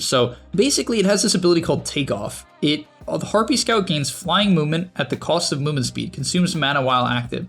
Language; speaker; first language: English; native; English